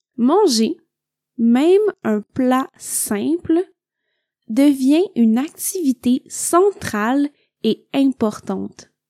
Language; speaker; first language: French; native; French